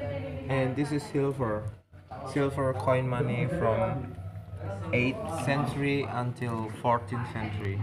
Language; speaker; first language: English; non-native, learner; Indonesian